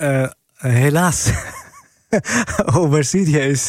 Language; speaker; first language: Dutch; non-native, fluent; Arabic